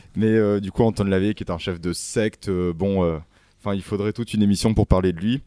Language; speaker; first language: French; native; French